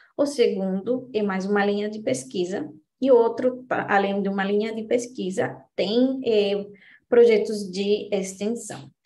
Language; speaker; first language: Portuguese; non-native, fluent; Spanish